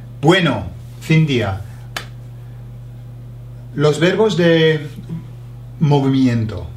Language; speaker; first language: Spanish; non-native, fluent; English